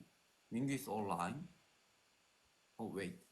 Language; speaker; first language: English; non-native, learner; Korean